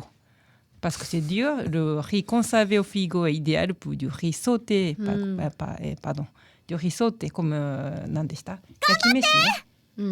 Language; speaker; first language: French; non-native, fluent; Japanese